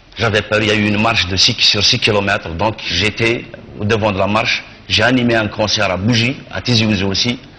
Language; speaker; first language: French; non-native, local second language; Kabyle